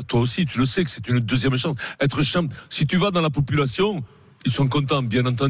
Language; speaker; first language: French; native; French